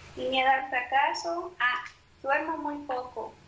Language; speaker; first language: Spanish; native; Spanish